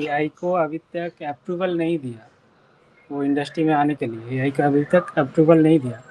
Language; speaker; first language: Hindi; non-native, local second language; Bangla